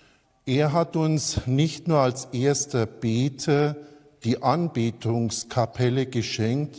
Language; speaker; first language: German; native; German